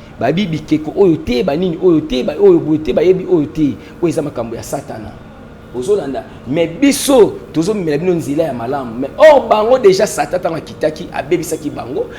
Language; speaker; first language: Lingala; non-native, local second language; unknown